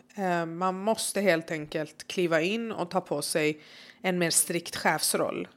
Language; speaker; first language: Swedish; early bilingual, other home language; Persian